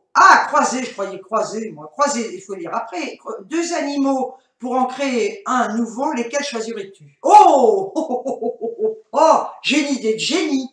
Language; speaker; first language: French; native; French